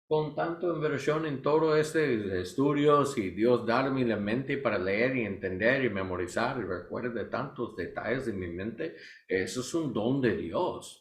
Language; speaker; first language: Spanish; non-native, learner; English